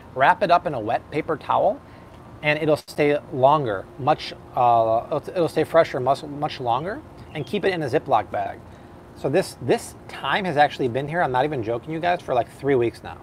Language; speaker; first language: English; native; English